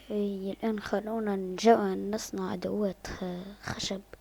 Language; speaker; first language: Arabic; native; Arabic